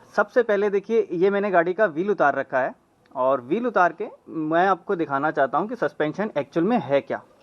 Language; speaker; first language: Hindi; native; Hindi